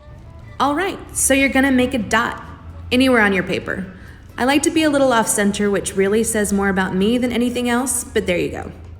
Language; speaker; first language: English; native; English